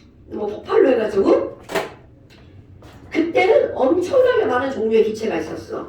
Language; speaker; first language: Korean; native; Korean